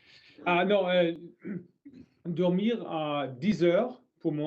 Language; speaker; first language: French; non-native, learner; English